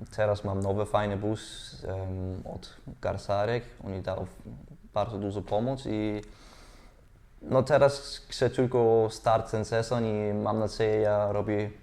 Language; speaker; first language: Polish; non-native, learner; Danish